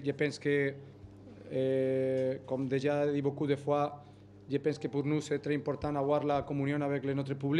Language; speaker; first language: French; non-native, learner; Spanish